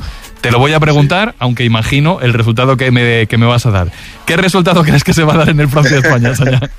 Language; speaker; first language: Spanish; native; Spanish